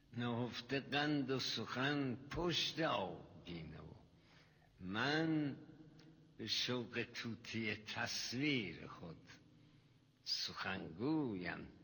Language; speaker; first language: Persian; non-native, local second language; Azerbaijani